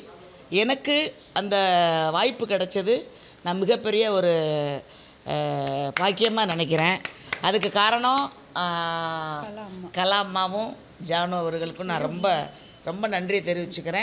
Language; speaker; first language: Tamil; native; Tamil